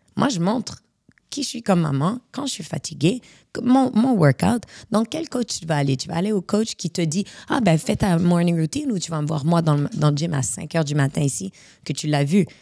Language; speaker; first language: French; native; French